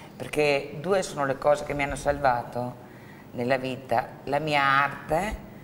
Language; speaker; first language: Italian; native; Italian